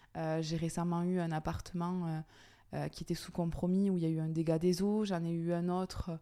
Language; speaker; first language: French; native; French